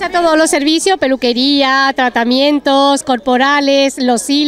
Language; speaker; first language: Spanish; native; Spanish